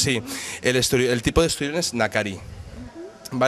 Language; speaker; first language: Spanish; native; Spanish